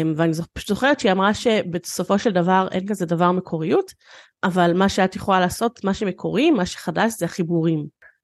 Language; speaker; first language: Hebrew; native; Hebrew